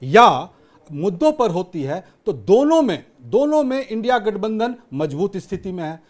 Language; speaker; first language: Hindi; native; Hindi